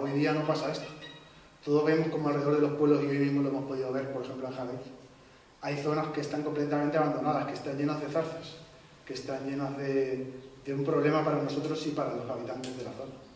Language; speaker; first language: Spanish; native; Spanish